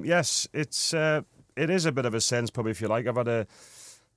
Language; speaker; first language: English; native; English